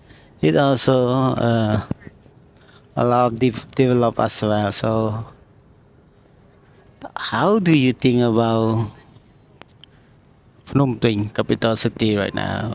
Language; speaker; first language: English; non-native, learner; Khmer